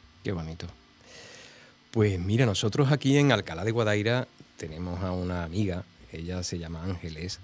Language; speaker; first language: Spanish; native; Spanish